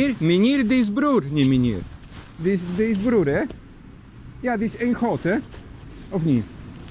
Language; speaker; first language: Dutch; non-native, learner; Polish